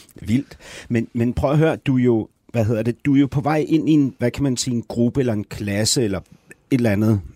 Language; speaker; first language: Danish; native; Danish